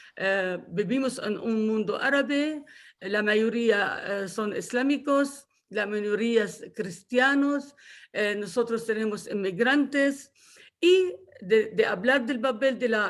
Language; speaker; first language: Spanish; non-native, fluent; Arabic